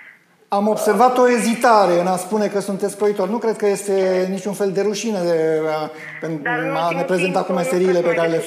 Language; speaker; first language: Romanian; native; Romanian